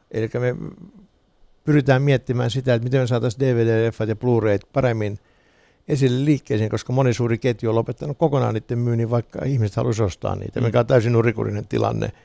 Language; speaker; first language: Finnish; native; Finnish